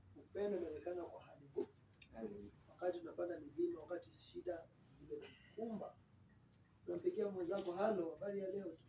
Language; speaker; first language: Swahili; native; Swahili